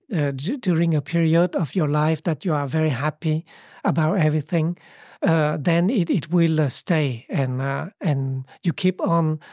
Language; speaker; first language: English; early bilingual, other home language; Vietnamese